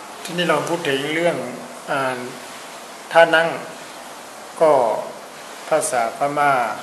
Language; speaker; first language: Thai; non-native, fluent; Burmese